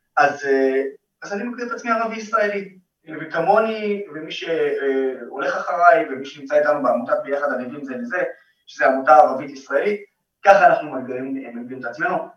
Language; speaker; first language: Hebrew; non-native, local second language; Arabic